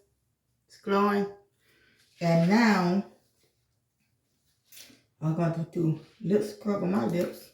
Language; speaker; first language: English; native; English